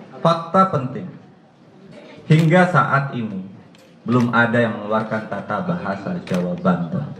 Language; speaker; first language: Indonesian; non-native, local second language; Javanese